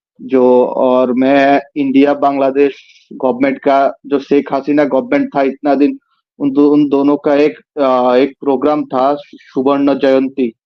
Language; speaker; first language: Hindi; non-native, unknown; Bangla